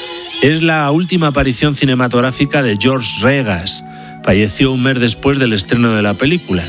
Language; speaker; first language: Spanish; native; Spanish